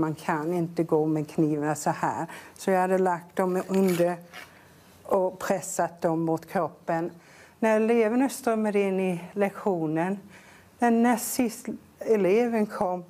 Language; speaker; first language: Swedish; non-native, fluent; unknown